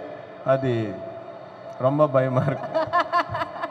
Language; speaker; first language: Tamil; non-native, learner; Telugu